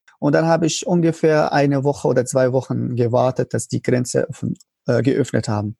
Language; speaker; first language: German; non-native, learner; Arabic